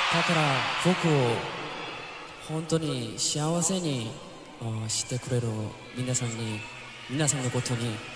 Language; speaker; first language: Japanese; non-native, learner; Korean